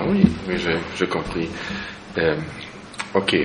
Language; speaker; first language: French; non-native, fluent; German